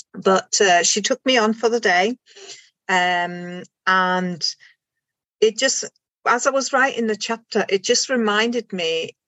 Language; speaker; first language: English; non-native, fluent; German